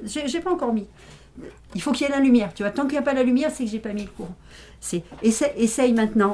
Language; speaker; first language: French; native; French